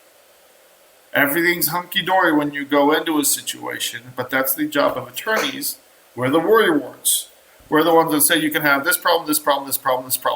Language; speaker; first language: English; native; English